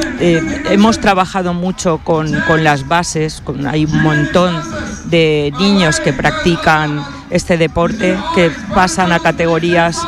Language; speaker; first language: Spanish; native; Spanish